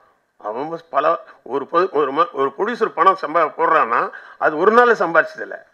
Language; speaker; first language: Tamil; native; Tamil